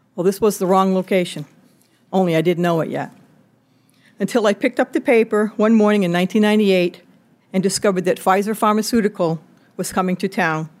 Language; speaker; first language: English; native; English